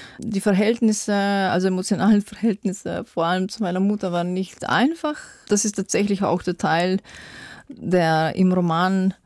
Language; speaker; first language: German; non-native, fluent; Slovenian